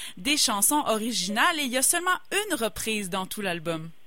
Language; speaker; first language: French; native; French